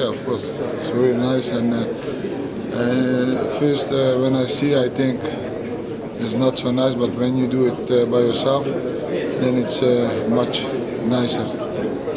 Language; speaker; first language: English; non-native, learner; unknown